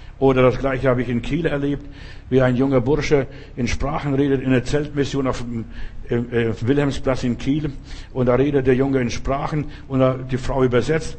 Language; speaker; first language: German; non-native, fluent; Lithuanian